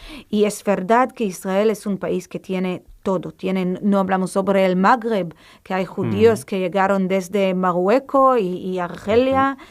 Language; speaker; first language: Spanish; non-native, fluent; Hebrew